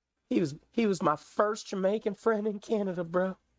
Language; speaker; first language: English; native; English